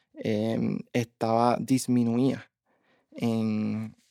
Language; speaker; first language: Spanish; native; Spanish